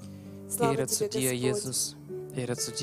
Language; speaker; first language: German; non-native, learner; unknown